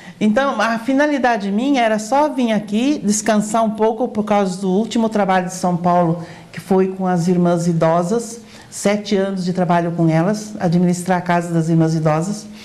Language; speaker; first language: Portuguese; native; Portuguese